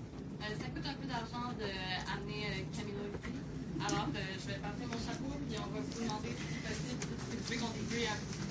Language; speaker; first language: French; native; French